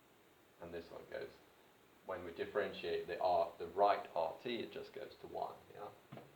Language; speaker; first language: English; native; English